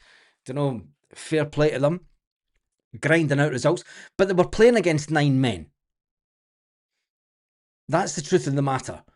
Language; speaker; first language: English; native; English